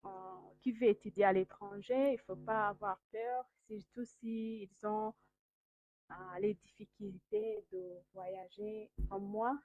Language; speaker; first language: French; non-native, local second language; Kinyarwanda